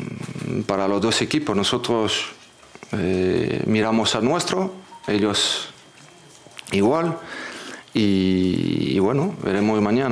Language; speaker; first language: Spanish; non-native, fluent; French